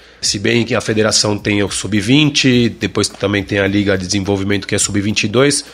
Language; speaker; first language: Portuguese; non-native, fluent; Spanish